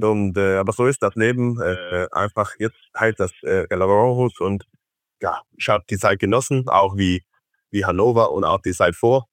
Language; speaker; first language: German; non-native, fluent; Faroese